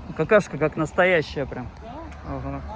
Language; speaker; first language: Russian; native; Russian